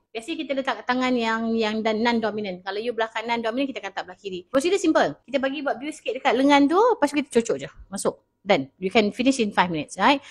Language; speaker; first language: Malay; native; Malay